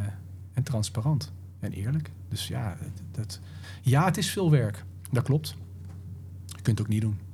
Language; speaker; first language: Dutch; native; Dutch